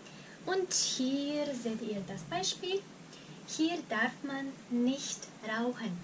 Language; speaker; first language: German; non-native, fluent; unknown